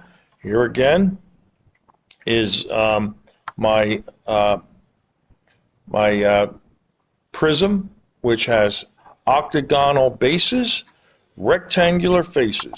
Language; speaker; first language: English; native; English